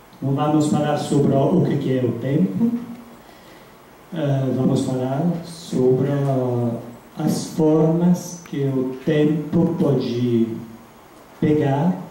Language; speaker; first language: Portuguese; non-native, fluent; Italian